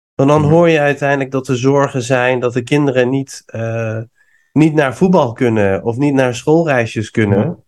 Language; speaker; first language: Dutch; non-native, fluent; Persian